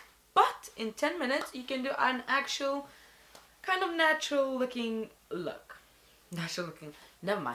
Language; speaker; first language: English; non-native, fluent; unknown